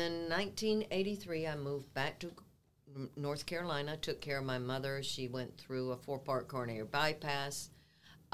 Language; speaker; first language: English; native; English